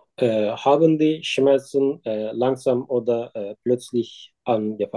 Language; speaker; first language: German; non-native, learner; Turkish